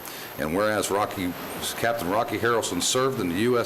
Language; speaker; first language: English; native; English